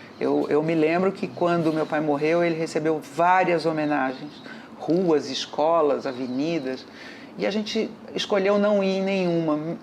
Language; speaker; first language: Portuguese; native; Portuguese